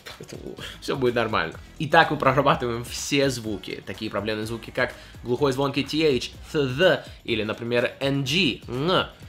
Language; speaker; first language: Russian; early bilingual, heritage; Russian